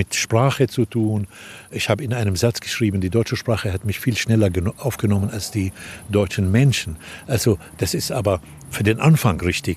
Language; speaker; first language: German; non-native, fluent; Arabic